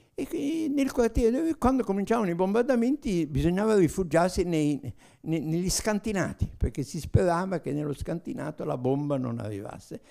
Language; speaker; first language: Italian; native; Italian